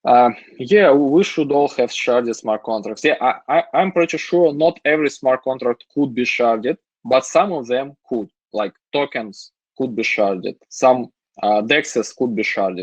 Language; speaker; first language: English; non-native, fluent; Russian